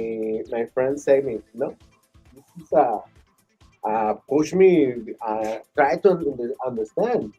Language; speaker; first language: English; non-native, learner; Spanish